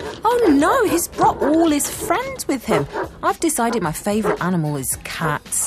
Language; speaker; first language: English; non-native, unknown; Chinese